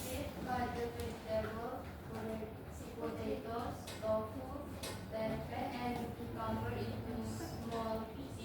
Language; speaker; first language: English; non-native, fluent; Indonesian